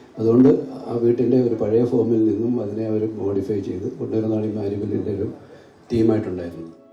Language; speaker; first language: Malayalam; native; Malayalam